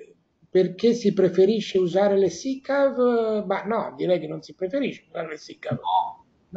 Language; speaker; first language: Italian; native; Italian